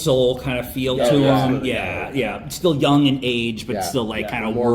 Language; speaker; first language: English; native; English